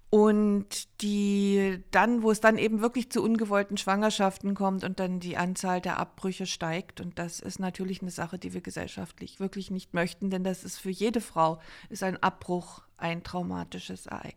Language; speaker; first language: German; native; German